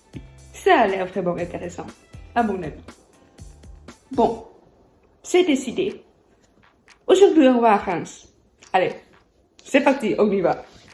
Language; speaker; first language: French; non-native, fluent; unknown